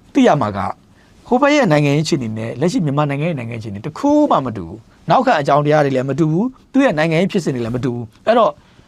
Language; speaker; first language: Burmese; native; Burmese